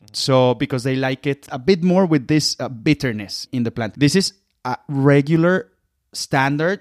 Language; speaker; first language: English; non-native, fluent; Spanish